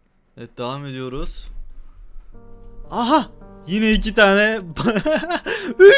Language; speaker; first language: Turkish; native; Turkish